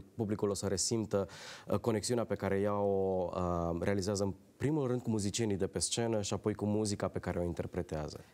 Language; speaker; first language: Romanian; native; Romanian